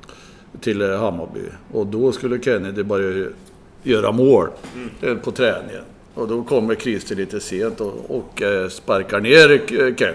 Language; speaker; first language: Swedish; native; Swedish